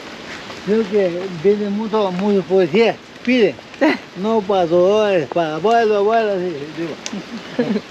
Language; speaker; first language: Spanish; non-native, local second language; Quechua